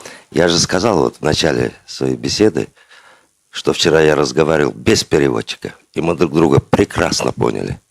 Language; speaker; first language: Russian; non-native, local second language; Uzbek